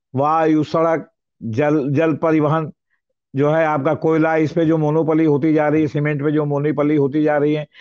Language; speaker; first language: Hindi; native; Hindi